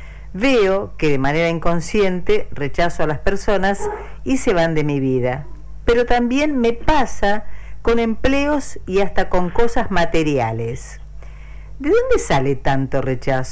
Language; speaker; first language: Spanish; native; Spanish